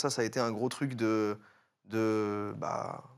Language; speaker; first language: French; native; French